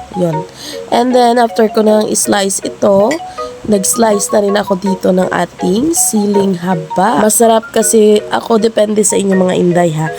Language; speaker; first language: Filipino; non-native, local second language; Cebuano